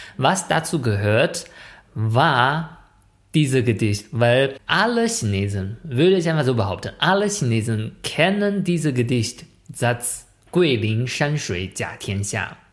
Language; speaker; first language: German; non-native, fluent; Chinese